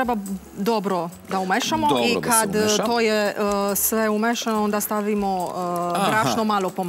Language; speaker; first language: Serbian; non-native, learner; Romanian